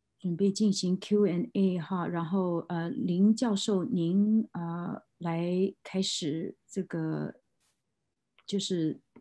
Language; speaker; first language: Chinese; native; Chinese